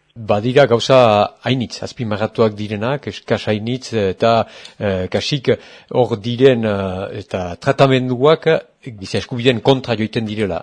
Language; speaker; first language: Basque; native; Basque